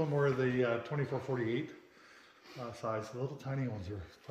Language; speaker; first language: English; native; English